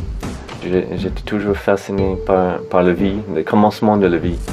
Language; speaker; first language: French; non-native, fluent; English